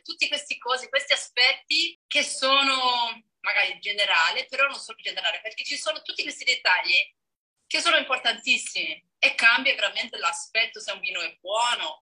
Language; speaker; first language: Italian; non-native, fluent; Danish